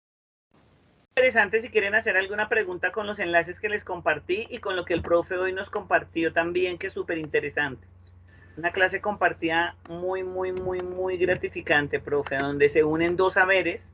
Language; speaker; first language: Spanish; native; Spanish